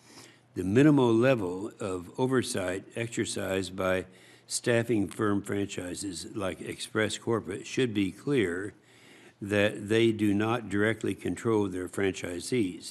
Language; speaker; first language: English; native; English